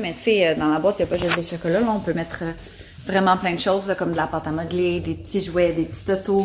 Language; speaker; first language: French; native; French